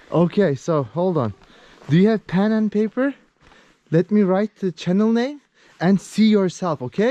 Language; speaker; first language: English; non-native, learner; Turkish